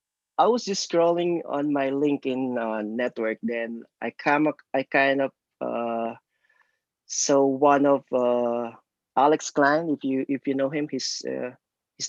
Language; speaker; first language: English; non-native, local second language; Filipino